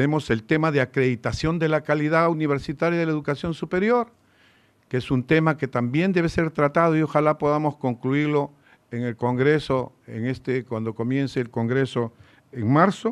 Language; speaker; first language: Spanish; native; Spanish